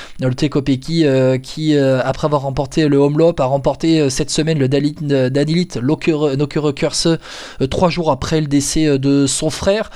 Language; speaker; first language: French; native; French